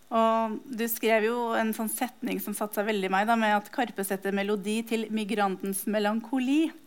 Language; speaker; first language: Norwegian; native; Norwegian